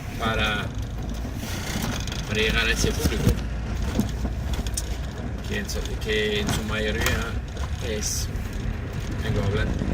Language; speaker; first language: Spanish; non-native, fluent; English